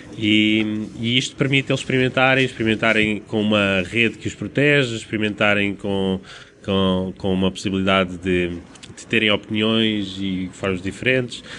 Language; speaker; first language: Portuguese; native; Portuguese